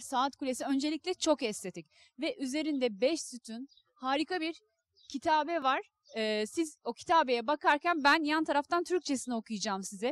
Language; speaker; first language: Turkish; native; Turkish